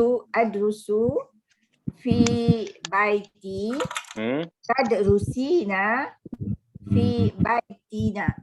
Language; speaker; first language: Arabic; non-native, learner; Malay